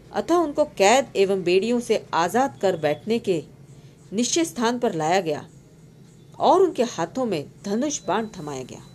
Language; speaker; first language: Hindi; non-native, local second language; Marathi